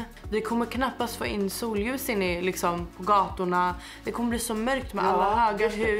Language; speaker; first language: Swedish; native; Swedish